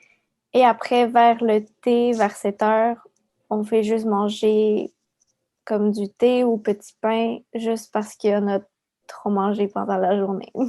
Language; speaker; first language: French; early bilingual, other home language; Spanish